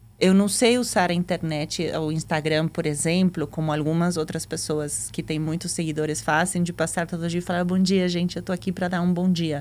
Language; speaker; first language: Portuguese; non-native, fluent; Spanish